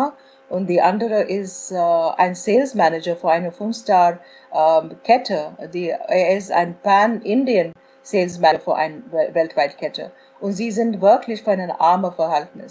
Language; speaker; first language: German; non-native, fluent; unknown